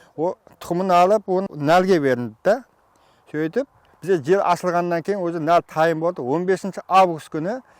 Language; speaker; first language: Uzbek; non-native, local second language; Kara-Kalpak